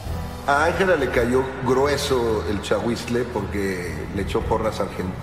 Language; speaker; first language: Spanish; native; Spanish